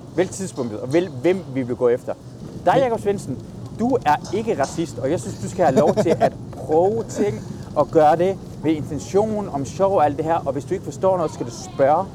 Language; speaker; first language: Danish; early bilingual, other home language; Persian